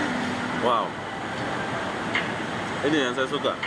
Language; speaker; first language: Indonesian; non-native, local second language; Sasak